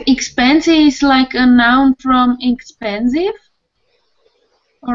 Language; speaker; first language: English; non-native, learner; Spanish